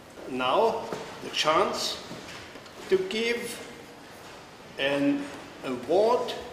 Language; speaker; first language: English; non-native, fluent; German